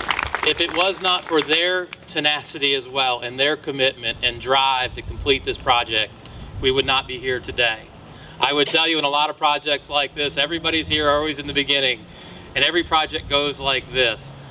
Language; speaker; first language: English; native; English